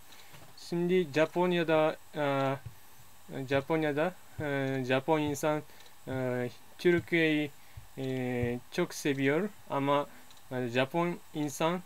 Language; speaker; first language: Turkish; non-native, learner; Japanese